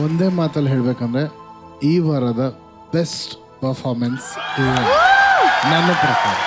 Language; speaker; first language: Kannada; native; Kannada